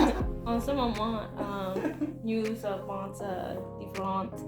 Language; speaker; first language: French; non-native, learner; Spanish